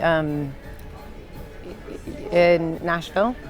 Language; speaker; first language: Spanish; non-native, learner; English